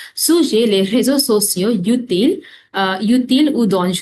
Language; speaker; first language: French; non-native, fluent; Hindi